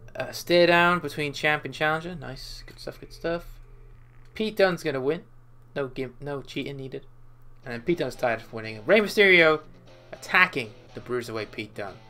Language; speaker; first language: English; native; English